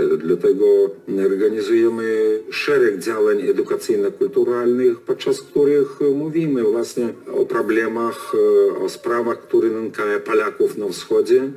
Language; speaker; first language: Polish; early bilingual, heritage; Polish